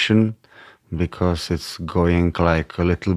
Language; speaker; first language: English; non-native, learner; Czech